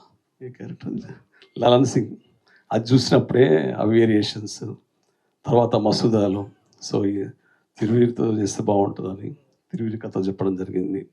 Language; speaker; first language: Telugu; native; Telugu